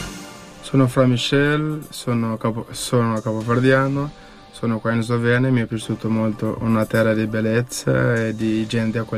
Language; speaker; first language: Italian; non-native, fluent; Kabuverdianu